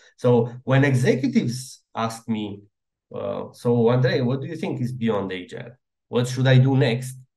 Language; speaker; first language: English; non-native, fluent; Romanian